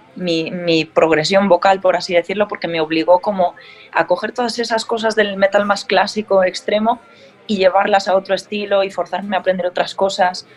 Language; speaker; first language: Spanish; native; Spanish